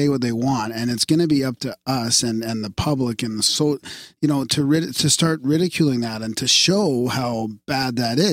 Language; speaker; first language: English; native; English